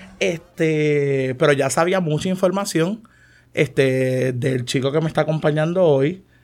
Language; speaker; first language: Spanish; native; Spanish